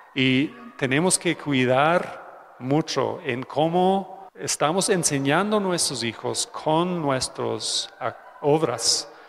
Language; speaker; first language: Spanish; non-native, fluent; English